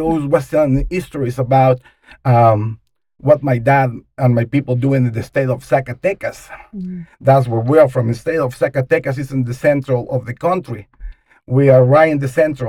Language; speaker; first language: English; non-native, learner; Spanish